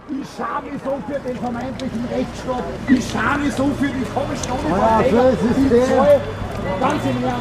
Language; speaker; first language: German; native; German